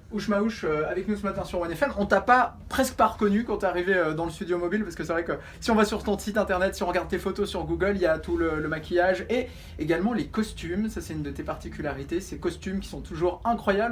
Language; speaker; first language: French; native; French